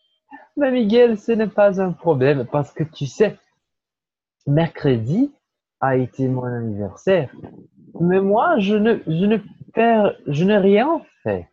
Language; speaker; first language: French; non-native, fluent; Portuguese